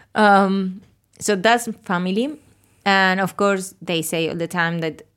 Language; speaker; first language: English; non-native, fluent; Spanish